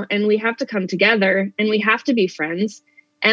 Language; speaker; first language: English; native; English